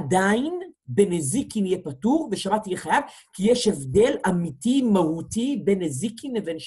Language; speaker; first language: Hebrew; native; Hebrew